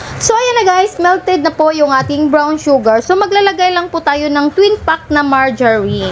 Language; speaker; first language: Filipino; non-native, local second language; Cebuano